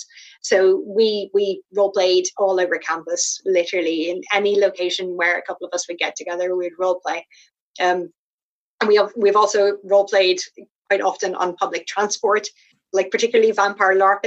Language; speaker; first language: English; native; English